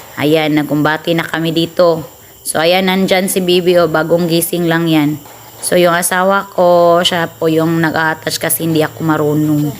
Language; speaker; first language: Filipino; non-native, local second language; Cebuano